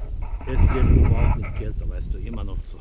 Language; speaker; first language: German; non-native, fluent; Turkish